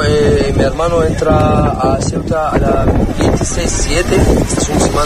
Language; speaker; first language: Spanish; non-native, learner; Arabic